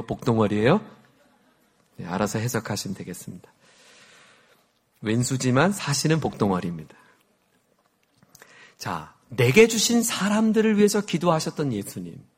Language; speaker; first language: Korean; native; Korean